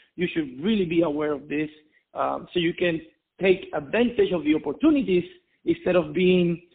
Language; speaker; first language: English; non-native, fluent; Spanish